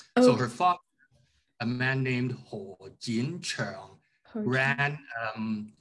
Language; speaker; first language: English; native; English